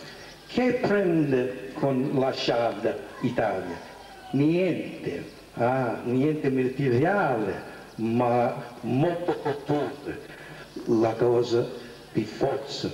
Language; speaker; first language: Italian; early bilingual, heritage; English